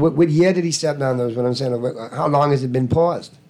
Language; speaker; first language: English; native; English